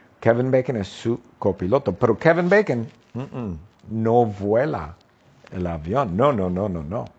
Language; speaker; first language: Spanish; non-native, fluent; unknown